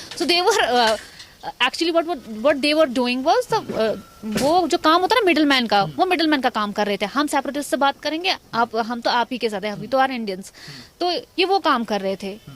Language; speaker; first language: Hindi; non-native, local second language; Kashmiri